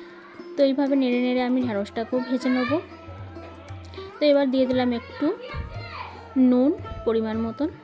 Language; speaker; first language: Bangla; native; Bangla